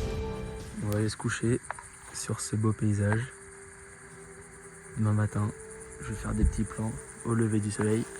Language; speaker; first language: French; native; French